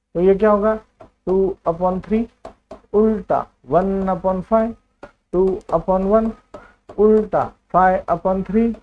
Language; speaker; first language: Hindi; non-native, local second language; Marathi